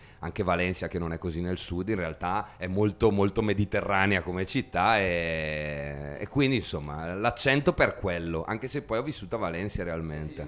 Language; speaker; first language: Italian; non-native, fluent; Spanish